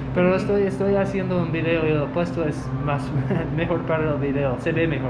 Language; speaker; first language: Spanish; non-native, learner; English